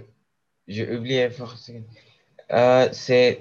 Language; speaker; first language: French; non-native, learner; Spanish